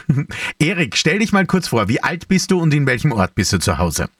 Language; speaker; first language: German; native; German